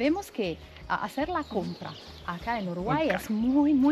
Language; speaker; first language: Spanish; non-native, learner; Italian